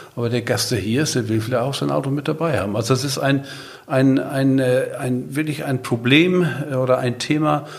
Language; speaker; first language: German; native; German